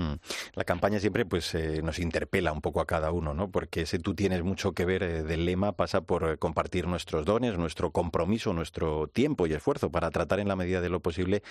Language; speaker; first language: Spanish; native; Spanish